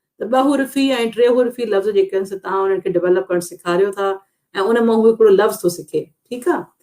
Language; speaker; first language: Sindhi; non-native, local second language; Urdu